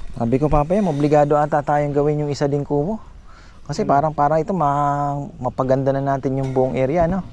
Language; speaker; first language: Filipino; native; Filipino